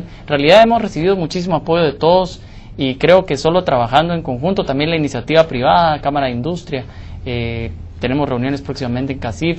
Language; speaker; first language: Spanish; native; Spanish